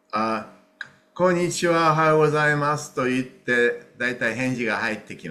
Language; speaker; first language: Japanese; non-native, fluent; English